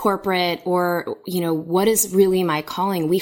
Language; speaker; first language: English; native; English